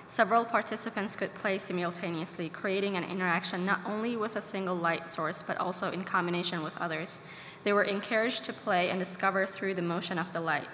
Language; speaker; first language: English; non-native, fluent; Persian